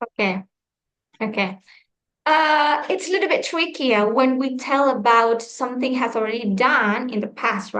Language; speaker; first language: English; non-native, fluent; Indonesian